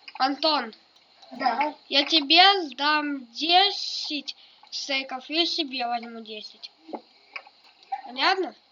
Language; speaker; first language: Russian; native; Russian